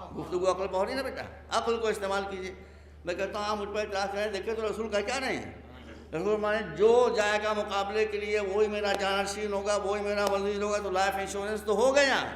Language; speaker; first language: Urdu; native; Urdu